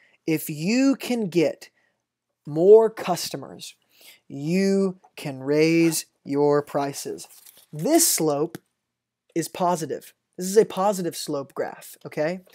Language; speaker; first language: English; native; English